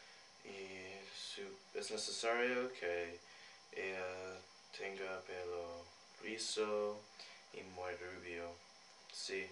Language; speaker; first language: Spanish; non-native, learner; English